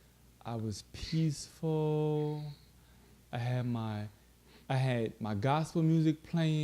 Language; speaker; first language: English; native; English